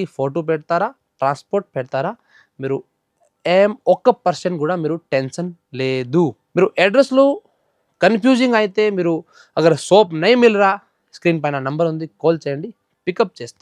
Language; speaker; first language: Telugu; non-native, local second language; Hindi